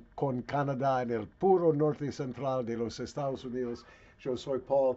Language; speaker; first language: Spanish; non-native, fluent; English